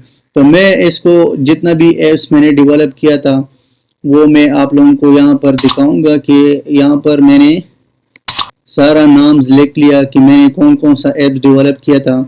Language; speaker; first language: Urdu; non-native, local second language; Pashto